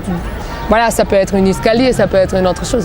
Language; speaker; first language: French; non-native, fluent; Bulgarian